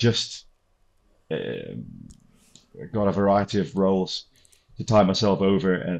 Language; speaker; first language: English; native; English